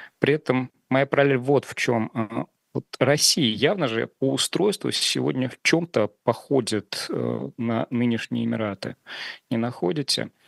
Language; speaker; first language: Russian; native; Russian